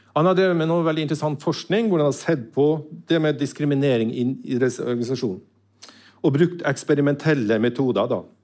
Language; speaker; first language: Norwegian; native; Norwegian